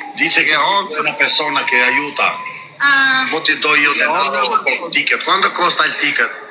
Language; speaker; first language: Italian; non-native, learner; Albanian